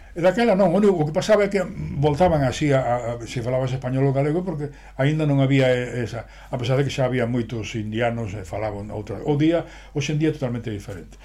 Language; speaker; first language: Galician; non-native, local second language; Spanish